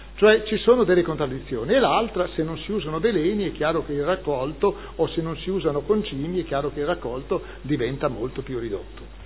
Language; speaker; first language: Italian; native; Italian